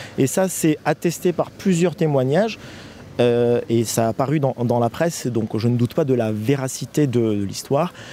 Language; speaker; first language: French; non-native, fluent; Turkish